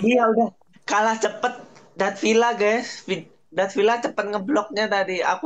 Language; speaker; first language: Indonesian; native; Indonesian